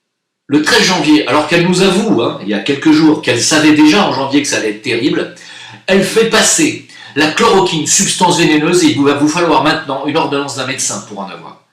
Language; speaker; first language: French; native; French